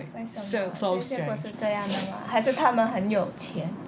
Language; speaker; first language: Chinese; non-native, fluent; Cantonese